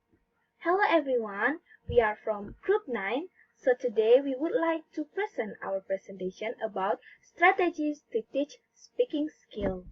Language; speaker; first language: English; non-native, learner; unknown